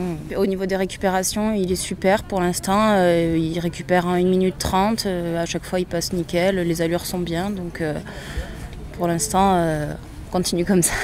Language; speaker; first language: French; native; French